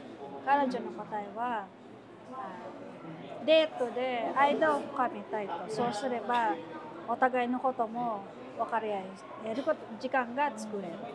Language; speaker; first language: Japanese; non-native, fluent; Filipino